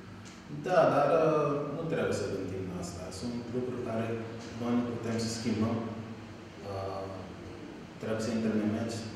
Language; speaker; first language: Romanian; non-native, learner; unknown